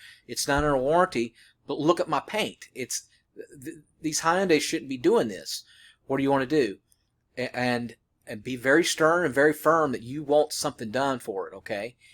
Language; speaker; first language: English; native; English